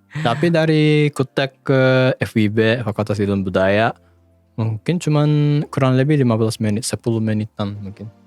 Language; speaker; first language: Indonesian; non-native, fluent; Japanese